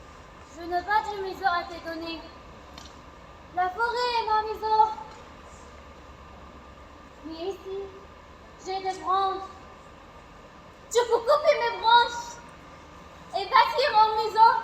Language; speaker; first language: French; non-native, learner; Arabic